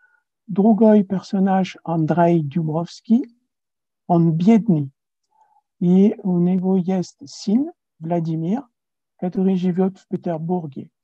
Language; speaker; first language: Russian; non-native, learner; French